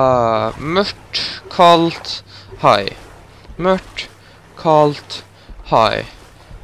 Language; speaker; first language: Norwegian; native; Norwegian